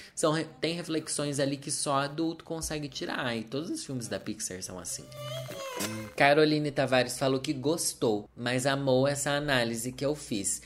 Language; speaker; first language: Portuguese; native; Portuguese